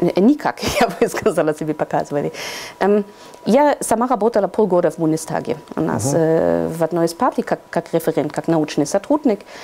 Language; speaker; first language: Russian; non-native, fluent; German